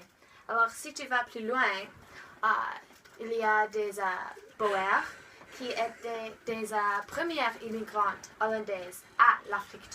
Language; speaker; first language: French; non-native, learner; English